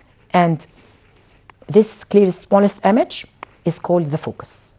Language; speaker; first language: English; non-native, fluent; Arabic